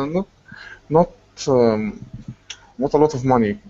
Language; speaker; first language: English; non-native, fluent; Arabic